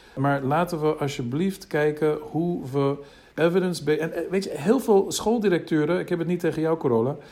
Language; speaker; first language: Dutch; non-native, fluent; English